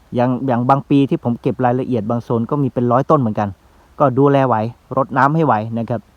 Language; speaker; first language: Thai; non-native, local second language; Northeastern Thai